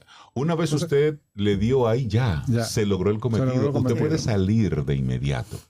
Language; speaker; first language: Spanish; native; Spanish